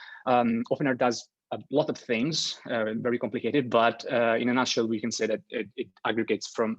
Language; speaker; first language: English; non-native, fluent; Italian